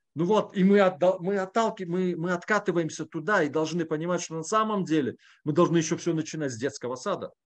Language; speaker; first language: Russian; native; Russian